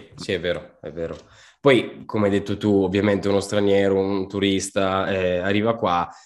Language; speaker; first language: Italian; native; Italian